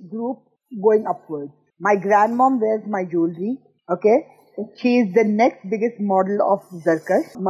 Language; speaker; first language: English; non-native, local second language; Gujarati